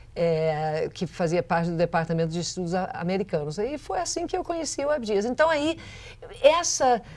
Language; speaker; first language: Portuguese; non-native, fluent; English